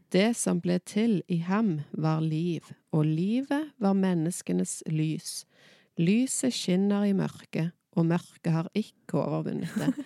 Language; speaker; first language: Norwegian; native; Norwegian